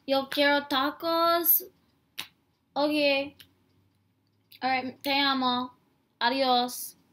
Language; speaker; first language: Spanish; non-native, learner; English